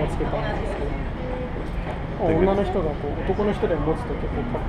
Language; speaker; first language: Japanese; native; Japanese